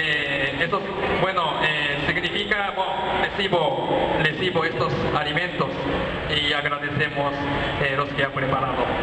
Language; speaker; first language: Spanish; non-native, learner; Japanese